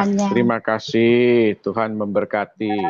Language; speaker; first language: Indonesian; native; Indonesian